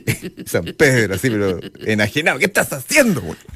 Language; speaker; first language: Spanish; native; Spanish